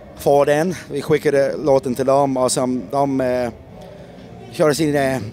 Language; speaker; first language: Swedish; non-native, fluent; English